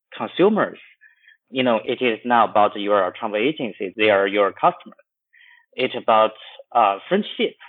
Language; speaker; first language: English; non-native, fluent; Chinese